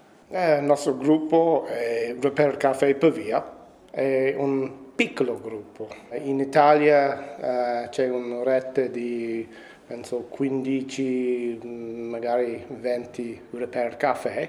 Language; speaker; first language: Italian; non-native, fluent; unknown